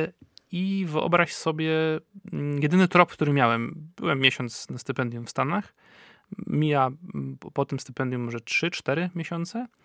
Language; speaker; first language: Polish; native; Polish